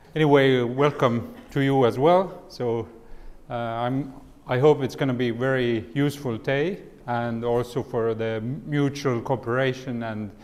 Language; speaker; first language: English; non-native, fluent; Estonian